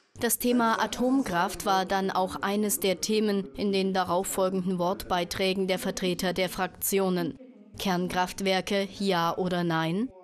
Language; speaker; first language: German; native; German